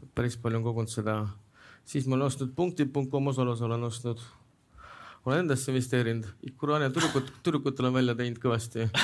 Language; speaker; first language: Estonian; non-native, local second language; Russian